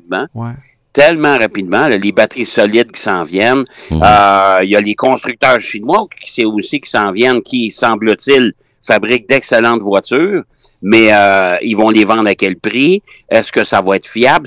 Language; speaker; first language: French; native; French